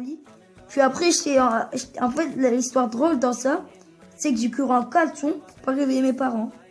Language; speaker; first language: French; early bilingual, other home language; Turkish